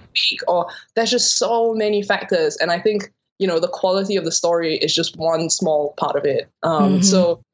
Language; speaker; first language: English; native; English